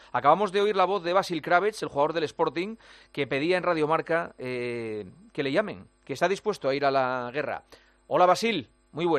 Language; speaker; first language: Spanish; native; Spanish